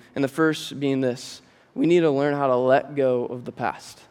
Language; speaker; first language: English; native; English